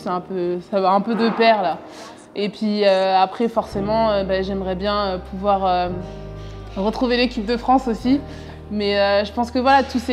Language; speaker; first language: French; native; French